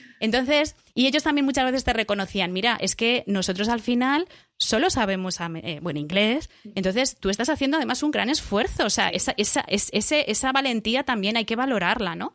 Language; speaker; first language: Spanish; native; Spanish